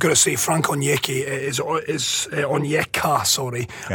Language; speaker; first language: English; native; English